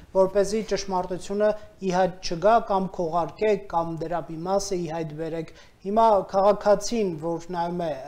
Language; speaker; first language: Armenian; native; Armenian